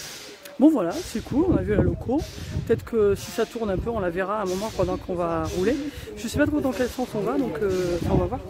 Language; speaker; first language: French; native; French